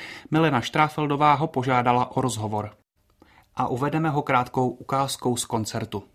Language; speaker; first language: Czech; native; Czech